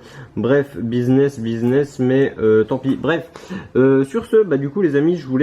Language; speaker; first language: French; native; French